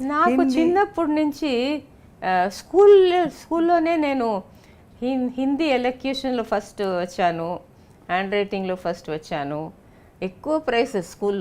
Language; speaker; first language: Telugu; non-native, fluent; Tamil